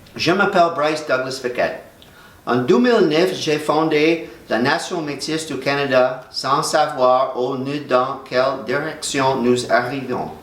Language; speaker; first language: French; non-native, learner; English